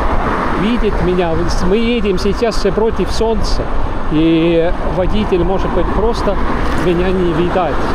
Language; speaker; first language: Russian; non-native, local second language; Estonian